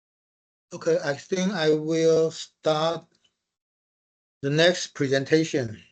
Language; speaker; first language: English; non-native, fluent; Chinese